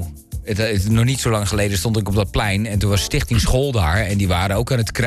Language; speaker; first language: Dutch; native; Dutch